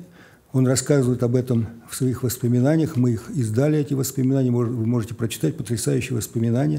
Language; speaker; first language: Russian; native; Russian